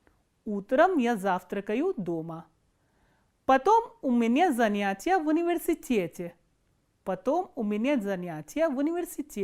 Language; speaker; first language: Russian; non-native, fluent; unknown